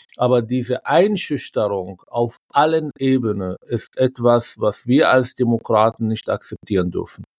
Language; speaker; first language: German; non-native, fluent; Arabic